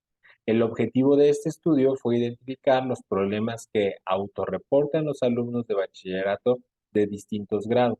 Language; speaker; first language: Spanish; native; Spanish